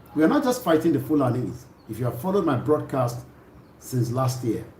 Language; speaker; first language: English; non-native, local second language; Yoruba